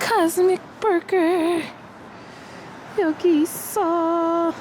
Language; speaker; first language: Korean; non-native, learner; English